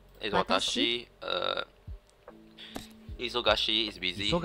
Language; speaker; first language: English; non-native, learner; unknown